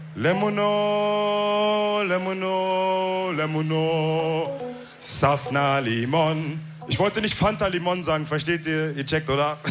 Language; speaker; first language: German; early bilingual, other home language; Wolof